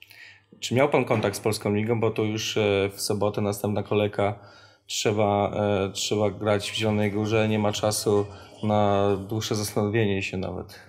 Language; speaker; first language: Polish; native; Polish